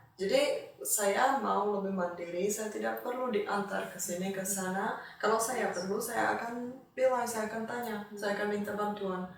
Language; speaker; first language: Indonesian; non-native, fluent; Czech